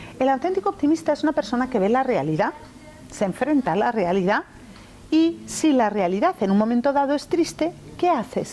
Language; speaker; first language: Spanish; early bilingual, other home language; English